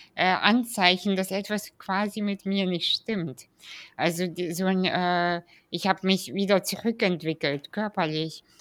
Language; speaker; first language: German; early bilingual, other home language; Russian